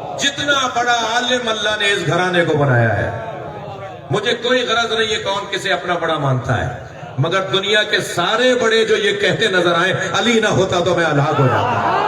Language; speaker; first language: Urdu; native; Urdu